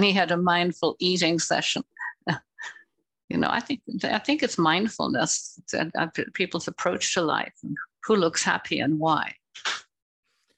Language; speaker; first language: English; native; English